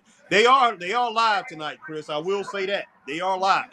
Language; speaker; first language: English; native; English